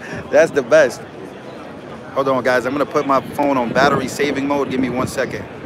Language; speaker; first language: English; early bilingual, other home language; Spanish